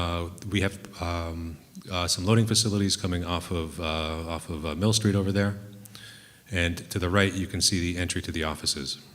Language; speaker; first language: English; native; English